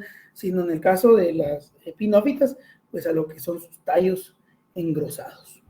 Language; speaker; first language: Spanish; native; Spanish